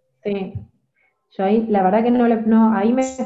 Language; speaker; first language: Spanish; native; Spanish